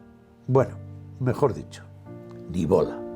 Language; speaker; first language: Spanish; native; Spanish